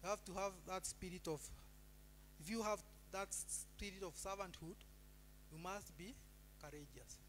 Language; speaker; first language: English; non-native, local second language; Swahili